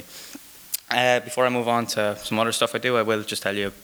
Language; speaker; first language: English; native; English